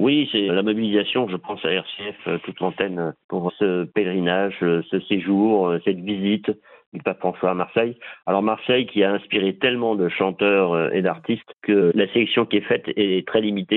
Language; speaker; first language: French; native; French